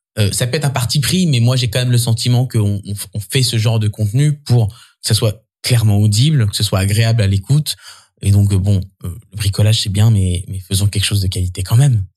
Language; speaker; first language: French; native; French